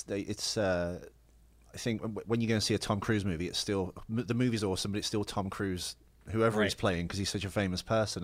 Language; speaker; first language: English; native; English